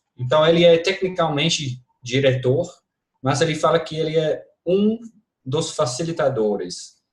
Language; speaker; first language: Portuguese; non-native, fluent; English